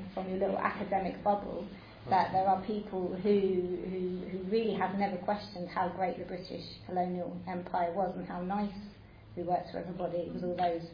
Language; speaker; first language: English; native; English